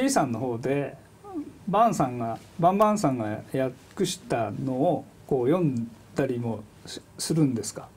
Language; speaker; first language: Japanese; native; Japanese